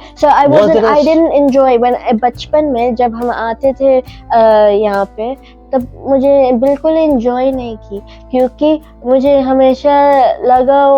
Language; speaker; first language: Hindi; early bilingual, heritage; English